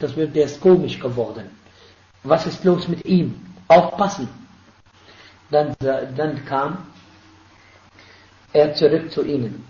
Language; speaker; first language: German; non-native, fluent; Arabic